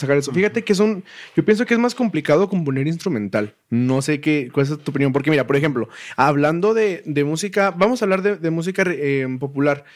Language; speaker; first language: Spanish; native; Spanish